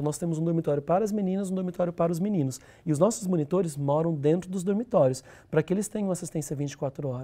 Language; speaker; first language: Portuguese; native; Portuguese